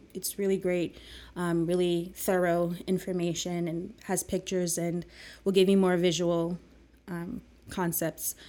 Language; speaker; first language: English; early bilingual, other home language; Akan